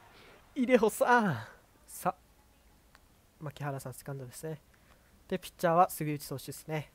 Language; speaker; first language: Japanese; native; Japanese